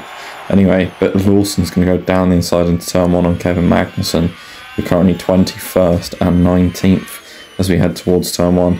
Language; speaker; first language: English; native; English